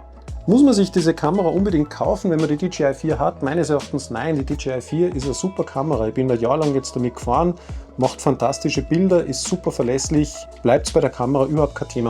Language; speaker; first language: German; native; German